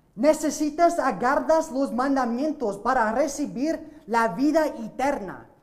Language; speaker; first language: Spanish; non-native, learner; English